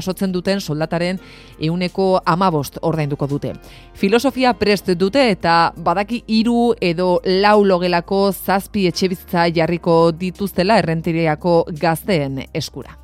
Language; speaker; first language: Basque; native; Basque